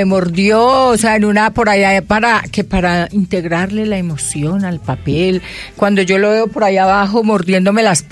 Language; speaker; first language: Spanish; native; Spanish